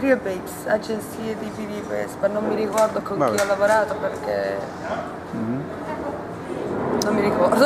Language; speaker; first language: Italian; non-native, learner; Hungarian